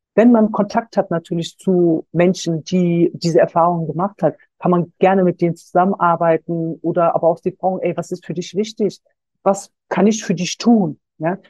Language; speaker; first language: German; native; German